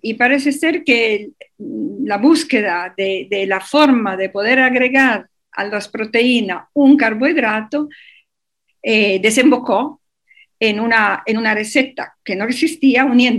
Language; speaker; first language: Spanish; non-native, fluent; Italian